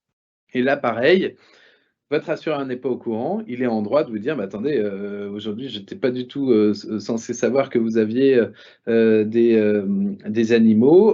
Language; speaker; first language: French; native; French